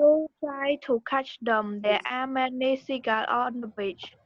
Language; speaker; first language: English; non-native, learner; Khmer